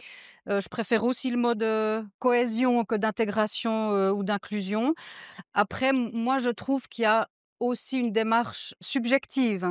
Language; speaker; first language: French; native; French